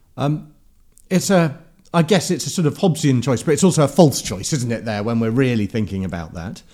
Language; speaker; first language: English; native; English